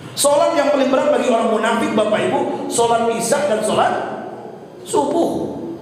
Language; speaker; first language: Indonesian; native; Indonesian